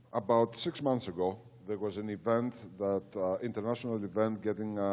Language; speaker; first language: English; non-native, fluent; Greek